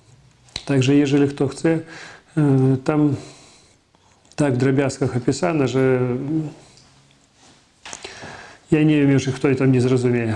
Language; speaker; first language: Polish; non-native, fluent; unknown